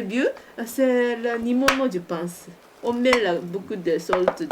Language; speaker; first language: French; non-native, learner; Japanese